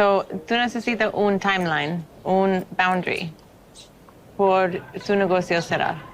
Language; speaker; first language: Spanish; non-native, learner; English